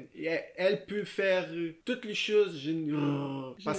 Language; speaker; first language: French; non-native, learner; Portuguese